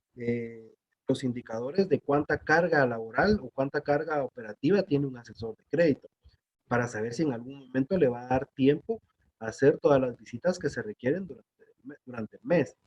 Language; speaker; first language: Spanish; native; Spanish